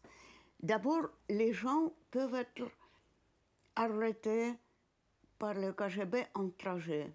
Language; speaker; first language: French; non-native, fluent; Russian